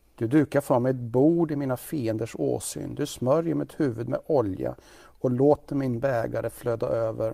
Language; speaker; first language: Swedish; native; Swedish